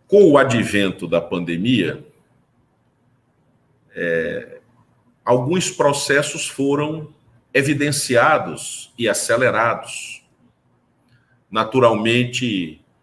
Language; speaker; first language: Portuguese; native; Portuguese